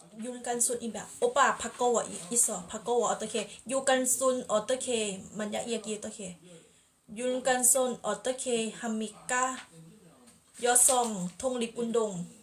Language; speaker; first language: Korean; non-native, learner; Thai